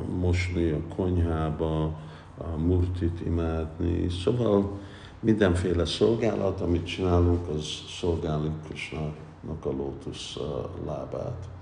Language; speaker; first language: Hungarian; early bilingual, heritage; Hungarian